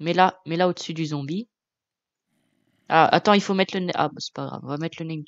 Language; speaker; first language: French; native; French